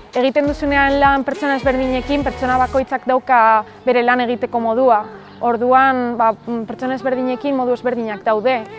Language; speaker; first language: Basque; non-native, local second language; Spanish